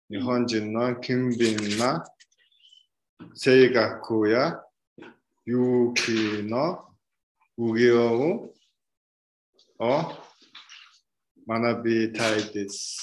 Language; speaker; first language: Japanese; non-native, learner; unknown